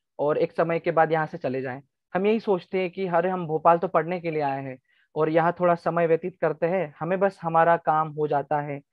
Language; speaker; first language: Hindi; non-native, local second language; Gujarati